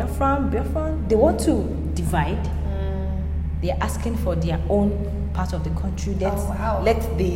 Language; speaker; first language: English; non-native, local second language; Igbo